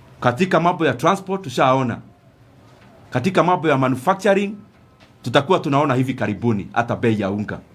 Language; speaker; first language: Swahili; non-native, local second language; Kikuyu